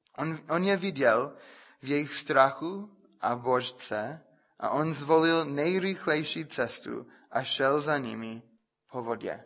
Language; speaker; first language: Czech; non-native, fluent; English